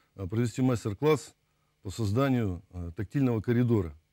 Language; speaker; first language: Russian; native; Russian